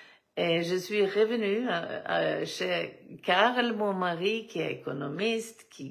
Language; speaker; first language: French; non-native, fluent; Swedish